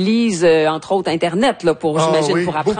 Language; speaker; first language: French; native; French